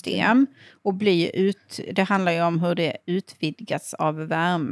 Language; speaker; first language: Swedish; native; Swedish